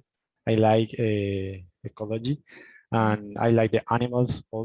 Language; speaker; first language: English; non-native, learner; Spanish